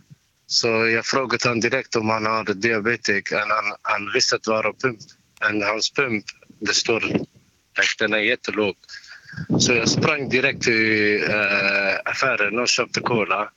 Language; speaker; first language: Swedish; non-native, learner; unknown